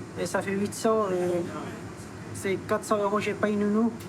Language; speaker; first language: French; non-native, learner; Persian